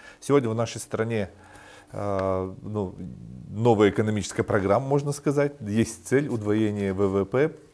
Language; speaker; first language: Russian; native; Russian